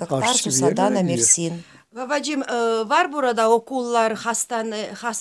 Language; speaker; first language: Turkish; non-native, learner; Russian